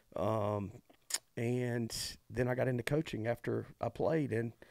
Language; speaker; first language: English; native; English